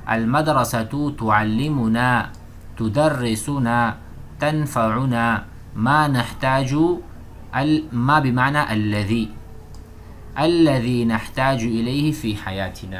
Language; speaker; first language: Arabic; non-native, fluent; Urdu